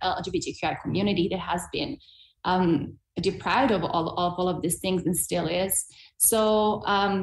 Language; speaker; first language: English; non-native, fluent; Serbian